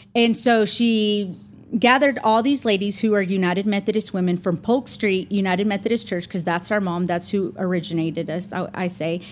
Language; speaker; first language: English; native; English